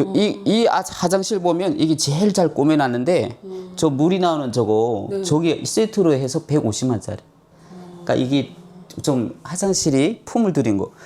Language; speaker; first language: Korean; native; Korean